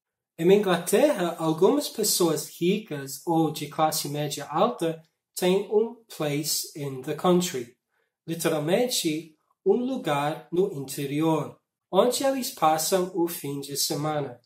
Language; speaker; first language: Portuguese; non-native, fluent; English